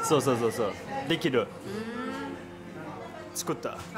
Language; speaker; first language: Japanese; non-native, learner; German